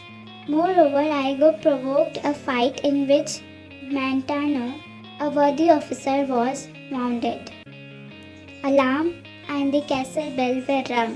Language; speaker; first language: English; non-native, local second language; Hindi